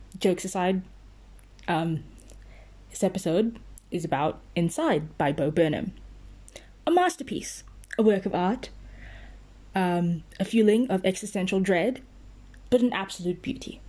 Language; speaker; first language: English; non-native, local second language; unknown